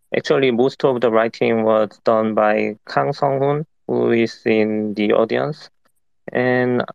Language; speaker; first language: English; non-native, fluent; Korean